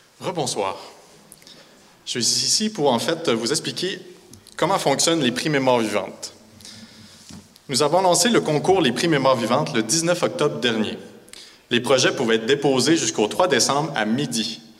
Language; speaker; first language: French; native; French